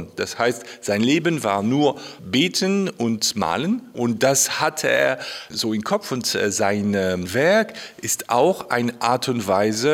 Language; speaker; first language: German; non-native, fluent; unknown